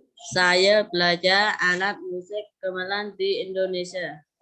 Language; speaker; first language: Indonesian; non-native, learner; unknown